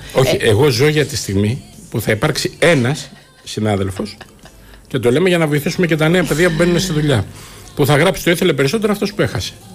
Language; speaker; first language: Greek; native; Greek